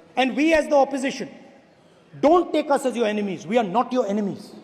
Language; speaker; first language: English; non-native, local second language; Hindi